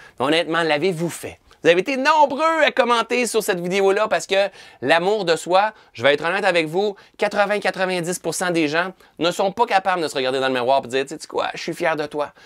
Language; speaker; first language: French; native; French